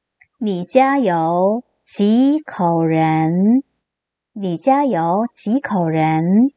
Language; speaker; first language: Chinese; non-native, fluent; Korean